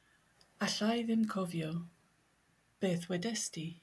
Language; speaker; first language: Welsh; non-native, learner; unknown